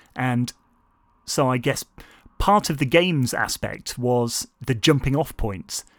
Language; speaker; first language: English; native; English